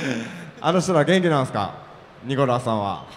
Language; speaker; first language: Japanese; native; Japanese